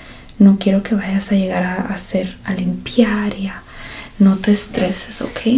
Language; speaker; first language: Spanish; early bilingual, heritage; Spanish